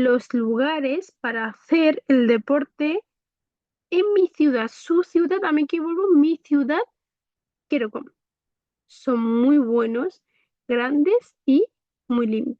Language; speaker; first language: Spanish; non-native, fluent; Bangla